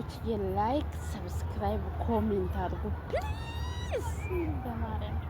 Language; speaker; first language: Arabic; non-native, learner; Amharic